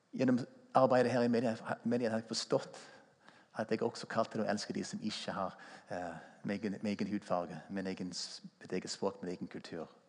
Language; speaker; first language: Norwegian; non-native, fluent; English